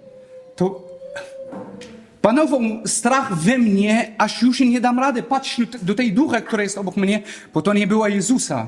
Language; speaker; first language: Polish; non-native, learner; Arabic